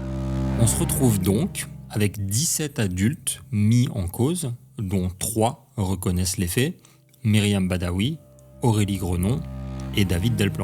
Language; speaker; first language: French; native; French